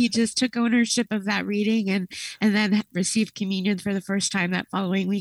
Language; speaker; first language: English; native; English